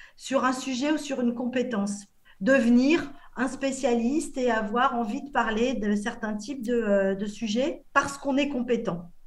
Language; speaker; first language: French; native; French